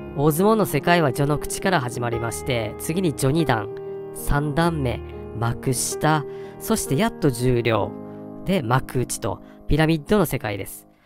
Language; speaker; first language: Japanese; native; Japanese